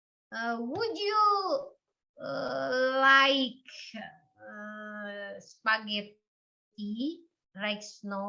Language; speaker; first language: English; non-native, learner; Indonesian